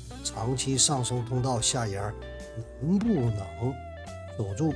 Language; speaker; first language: Chinese; native; Chinese